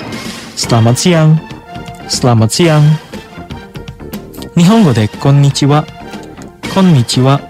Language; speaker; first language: Japanese; non-native, fluent; Indonesian